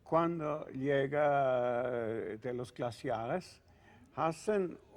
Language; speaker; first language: Spanish; non-native, learner; Italian